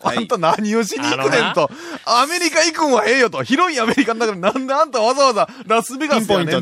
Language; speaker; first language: Japanese; native; Japanese